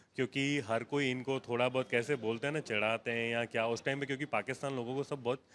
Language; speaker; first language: Hindi; non-native, local second language; Gujarati